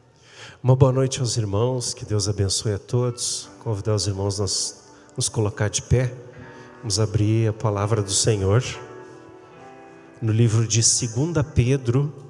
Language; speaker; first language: Portuguese; native; Portuguese